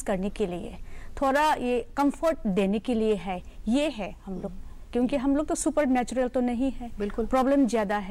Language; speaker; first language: Hindi; non-native, local second language; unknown